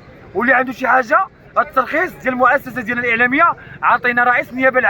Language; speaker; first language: Arabic; native; Arabic